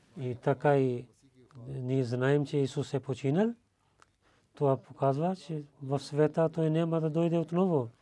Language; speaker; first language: Bulgarian; non-native, learner; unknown